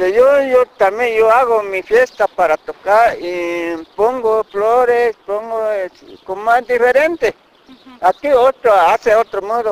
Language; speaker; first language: Spanish; non-native, local second language; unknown